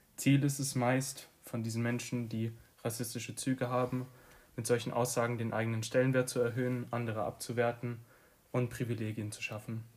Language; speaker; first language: German; early bilingual, other home language; Albanian